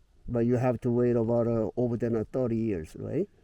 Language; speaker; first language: English; non-native, learner; Korean